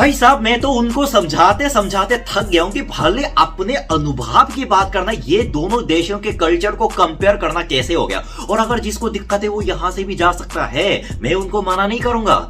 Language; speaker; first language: Hindi; non-native, fluent; Korean